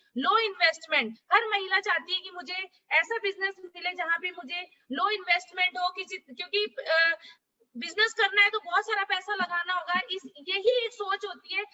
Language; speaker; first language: Hindi; native; Hindi